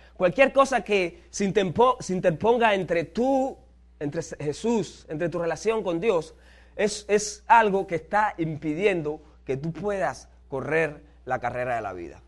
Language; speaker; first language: Spanish; native; Spanish